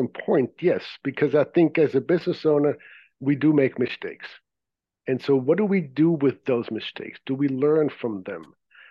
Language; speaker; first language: English; non-native, fluent; Swiss German